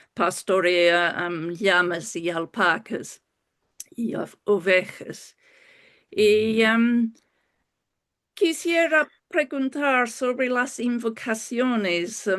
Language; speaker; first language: Spanish; non-native, fluent; English